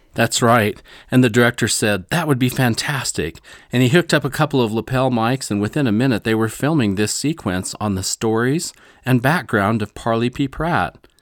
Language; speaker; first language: English; native; English